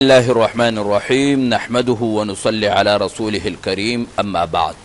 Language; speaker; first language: Arabic; non-native, fluent; Urdu